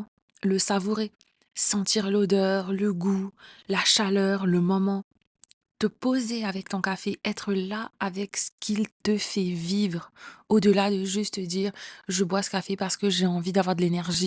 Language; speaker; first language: French; native; French